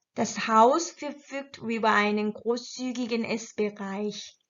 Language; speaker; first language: German; non-native, fluent; Korean